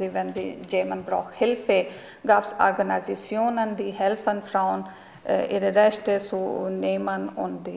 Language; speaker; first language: German; non-native, learner; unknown